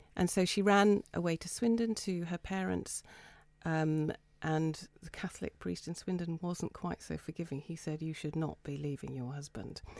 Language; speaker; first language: English; native; English